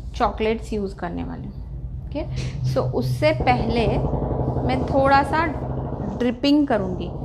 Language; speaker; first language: Hindi; non-native, local second language; Marathi